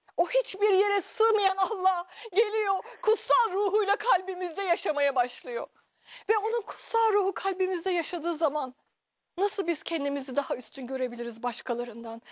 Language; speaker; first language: Turkish; native; Turkish